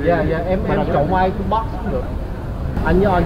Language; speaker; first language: Vietnamese; early bilingual, heritage; Vietnamese